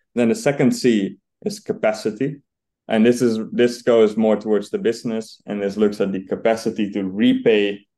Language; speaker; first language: English; non-native, fluent; Dutch